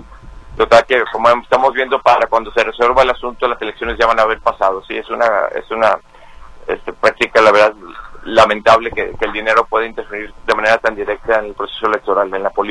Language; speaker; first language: Spanish; native; Spanish